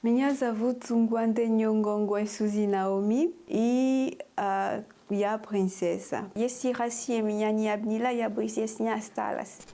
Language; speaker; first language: Russian; non-native, fluent; French